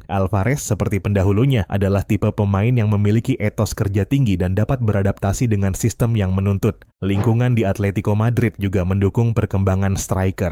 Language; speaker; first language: Indonesian; native; Indonesian